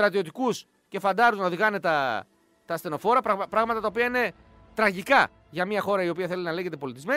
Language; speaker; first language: Greek; native; Greek